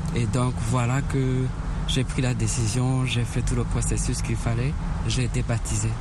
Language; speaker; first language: French; non-native, local second language; Kinyarwanda